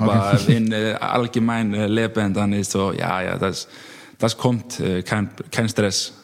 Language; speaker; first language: German; non-native, learner; Icelandic